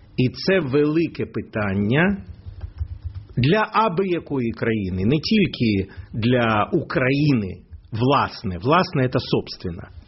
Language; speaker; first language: Ukrainian; non-native, local second language; Russian